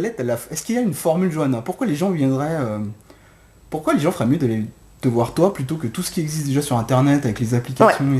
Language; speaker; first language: French; native; French